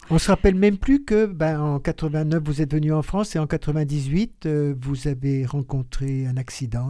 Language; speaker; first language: French; native; French